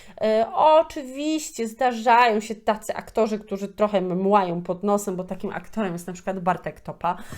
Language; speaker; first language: Polish; native; Polish